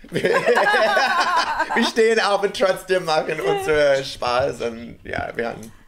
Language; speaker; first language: German; non-native, learner; English